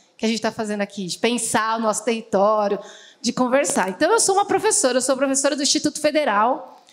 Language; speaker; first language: Portuguese; native; Portuguese